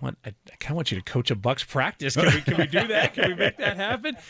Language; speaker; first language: English; native; English